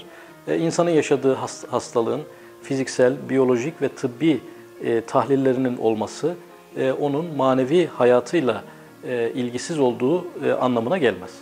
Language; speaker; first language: Turkish; native; Turkish